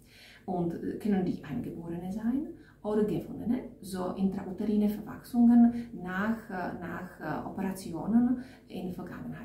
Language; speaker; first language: German; non-native, fluent; Czech